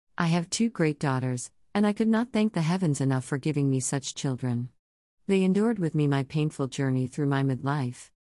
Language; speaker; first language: English; native; English